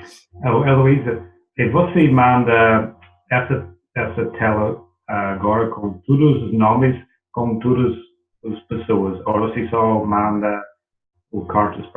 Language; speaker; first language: Portuguese; non-native, learner; English